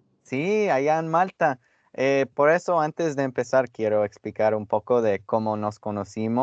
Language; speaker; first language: Spanish; non-native, fluent; English